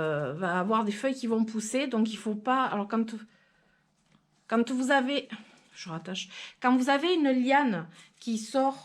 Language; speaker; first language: French; native; French